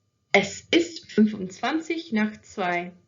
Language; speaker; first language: German; non-native, fluent; English